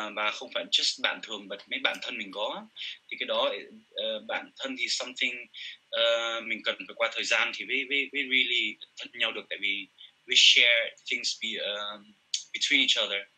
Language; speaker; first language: Vietnamese; early bilingual, heritage; Vietnamese